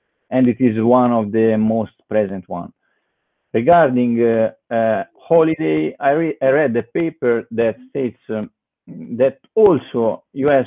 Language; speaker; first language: English; non-native, fluent; Italian